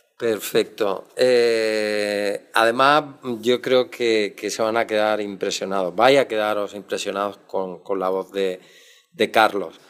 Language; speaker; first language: Spanish; native; Spanish